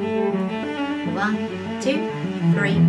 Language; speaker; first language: English; non-native, fluent; Japanese